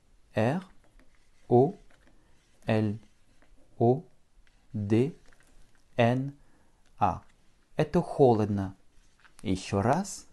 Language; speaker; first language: Russian; non-native, fluent; French